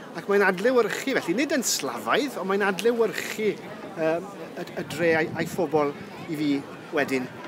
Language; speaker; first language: Welsh; native; Welsh